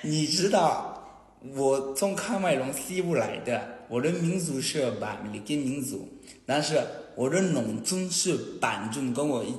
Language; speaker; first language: Chinese; non-native, fluent; Ghomala